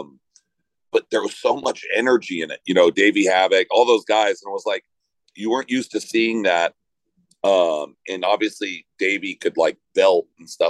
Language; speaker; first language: English; native; English